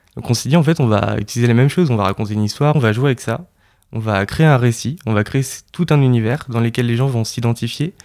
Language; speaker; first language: French; native; French